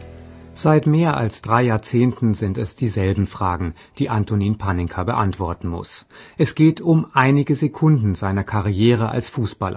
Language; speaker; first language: German; native; German